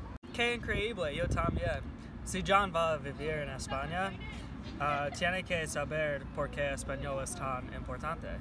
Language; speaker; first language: Spanish; non-native, learner; English